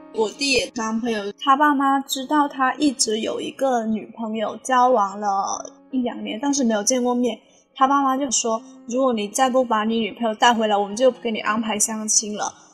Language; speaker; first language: Chinese; native; Chinese